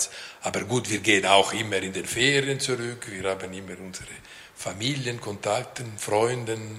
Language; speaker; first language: German; non-native, local second language; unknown